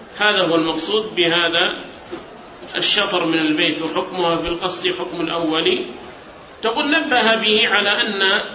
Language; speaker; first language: Arabic; native; Arabic